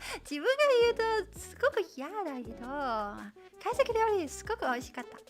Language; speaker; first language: Japanese; non-native, learner; Chinese